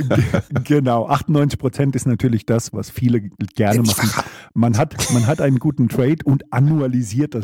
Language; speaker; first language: German; native; German